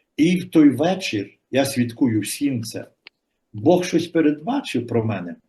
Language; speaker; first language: Ukrainian; native; Ukrainian